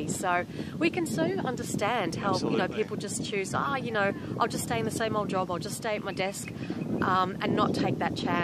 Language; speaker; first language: English; native; English